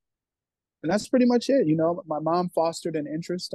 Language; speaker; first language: English; native; English